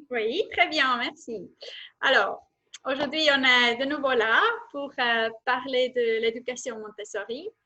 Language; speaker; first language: French; non-native, fluent; Estonian